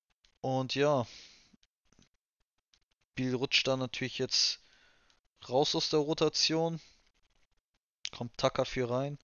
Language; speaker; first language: German; native; German